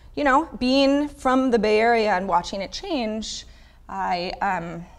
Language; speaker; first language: English; native; English